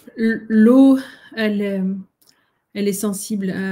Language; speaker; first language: French; native; French